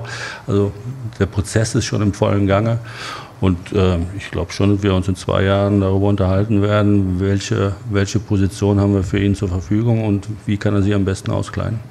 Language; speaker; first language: German; native; German